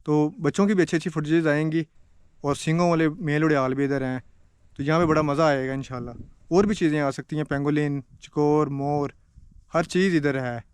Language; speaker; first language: Urdu; non-native, local second language; Punjabi